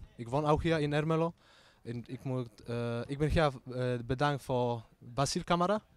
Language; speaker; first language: Dutch; non-native, learner; Polish